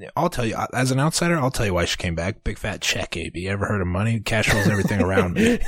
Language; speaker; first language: English; native; English